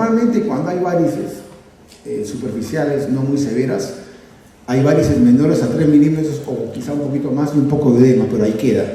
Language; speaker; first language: Spanish; native; Spanish